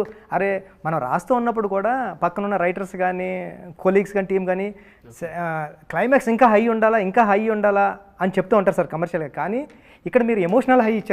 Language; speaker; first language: Telugu; native; Telugu